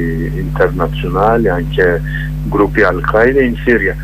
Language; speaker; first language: Italian; non-native, learner; Kurdish